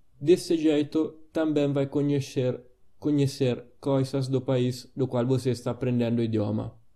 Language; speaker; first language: Portuguese; non-native, fluent; Italian